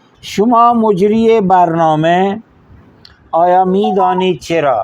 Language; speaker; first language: Persian; non-native, fluent; Urdu